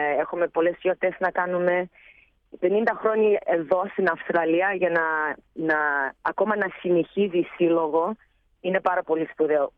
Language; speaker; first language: Greek; early bilingual, heritage; Greek